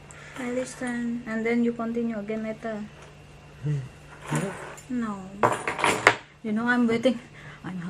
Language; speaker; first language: English; non-native, learner; Indonesian